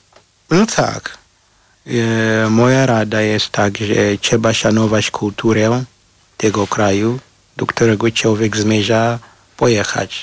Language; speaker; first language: Polish; non-native, learner; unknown